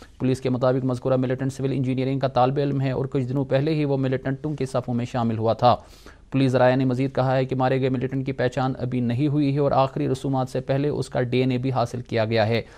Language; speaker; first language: Urdu; non-native, local second language; Kashmiri